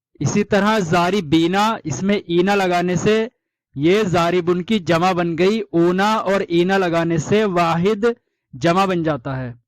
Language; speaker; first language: Urdu; native; Urdu